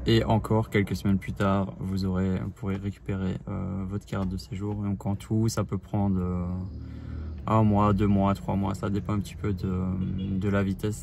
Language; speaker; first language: French; native; French